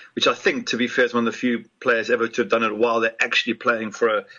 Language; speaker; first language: English; native; English